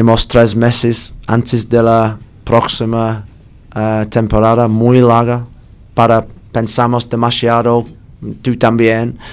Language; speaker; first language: Spanish; non-native, learner; English